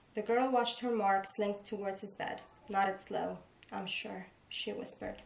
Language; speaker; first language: English; non-native, fluent; Italian